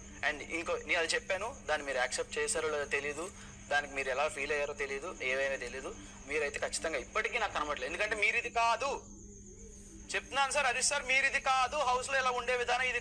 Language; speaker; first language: Telugu; native; Telugu